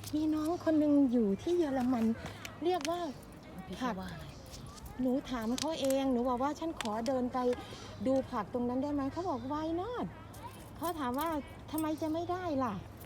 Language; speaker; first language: Thai; native; Thai